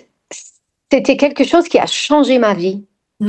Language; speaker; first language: French; non-native, fluent; English